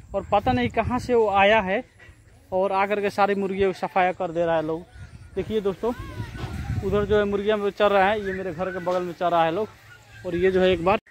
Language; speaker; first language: Hindi; non-native, local second language; Bhojpuri